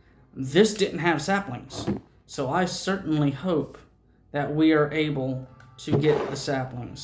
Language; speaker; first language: English; native; English